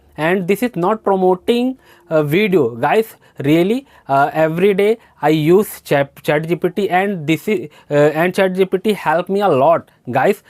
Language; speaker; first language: English; non-native, learner; Hindi